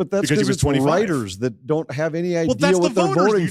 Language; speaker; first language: English; native; English